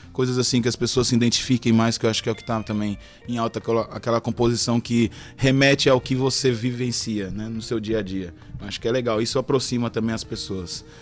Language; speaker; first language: Portuguese; native; Portuguese